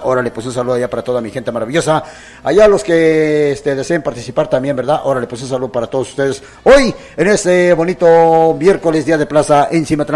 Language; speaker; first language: Spanish; native; Spanish